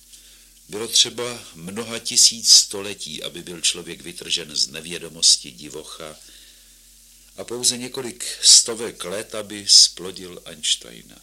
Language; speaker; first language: Czech; native; Czech